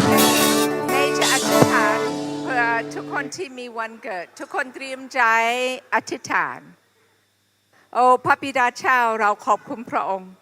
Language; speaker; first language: Thai; non-native, fluent; English